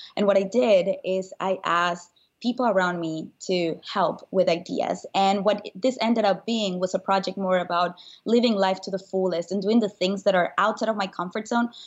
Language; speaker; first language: English; non-native, fluent; Spanish